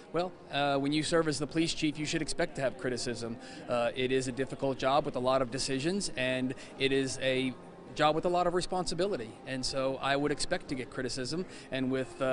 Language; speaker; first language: English; native; English